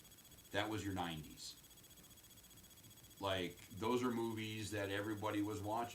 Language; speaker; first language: English; native; English